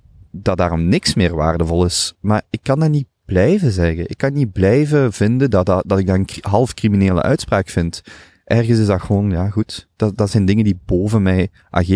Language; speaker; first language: Dutch; native; Dutch